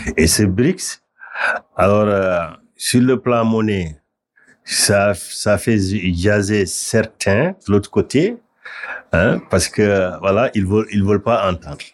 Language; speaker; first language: French; non-native, local second language; Wolof